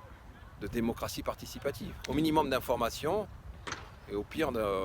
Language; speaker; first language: French; native; French